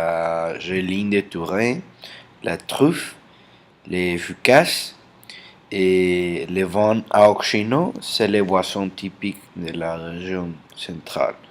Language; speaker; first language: French; non-native, learner; Spanish